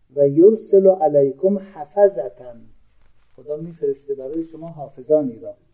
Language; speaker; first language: Persian; native; Persian